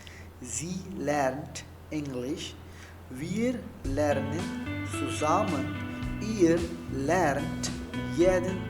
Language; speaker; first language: German; non-native, fluent; Urdu